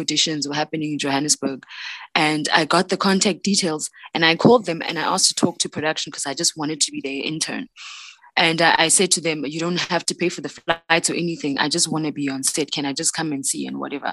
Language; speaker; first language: English; non-native, local second language; Xhosa